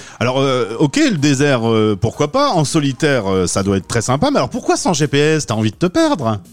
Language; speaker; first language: French; native; French